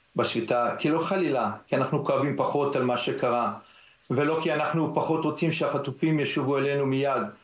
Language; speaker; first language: Hebrew; native; Hebrew